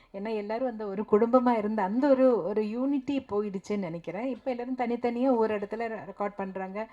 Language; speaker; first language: Tamil; non-native, local second language; Malayalam